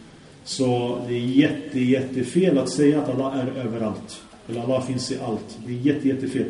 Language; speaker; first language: Swedish; early bilingual, other home language; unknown